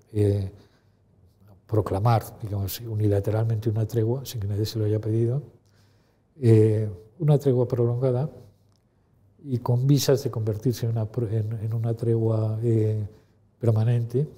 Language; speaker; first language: Spanish; native; Spanish